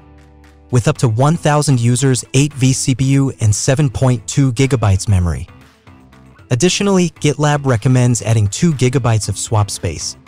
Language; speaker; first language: English; non-native, fluent; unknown